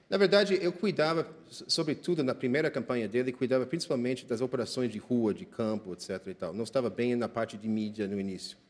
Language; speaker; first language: Portuguese; non-native, fluent; English